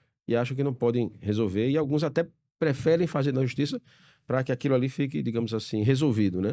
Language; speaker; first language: Portuguese; native; Portuguese